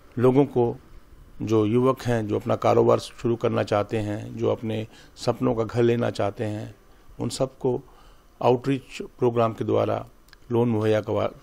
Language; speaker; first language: Hindi; native; Hindi